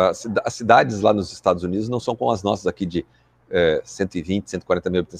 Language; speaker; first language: Portuguese; native; Portuguese